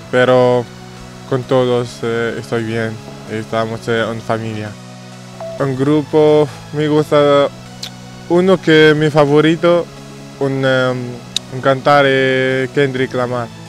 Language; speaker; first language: Spanish; non-native, fluent; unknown